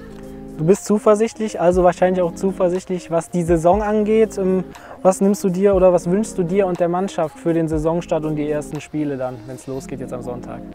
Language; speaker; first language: German; native; German